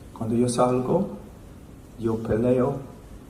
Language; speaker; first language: Spanish; non-native, fluent; English